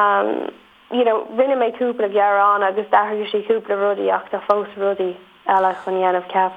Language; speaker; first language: Irish; non-native, local second language; English